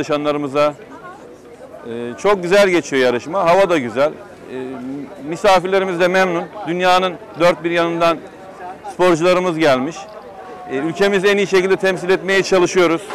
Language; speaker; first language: Turkish; native; Turkish